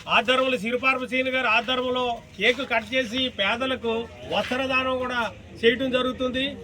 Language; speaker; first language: Telugu; native; Telugu